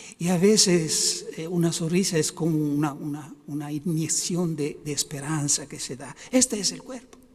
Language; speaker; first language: Spanish; non-native, fluent; Italian